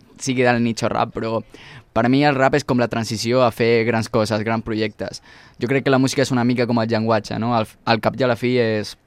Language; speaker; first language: Catalan; non-native, local second language; Spanish